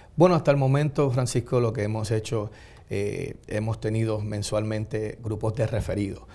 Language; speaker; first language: Spanish; native; Spanish